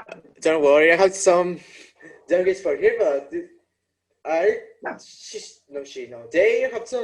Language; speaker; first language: English; non-native, learner; Spanish